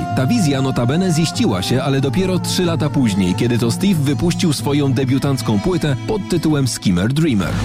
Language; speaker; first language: Polish; native; Polish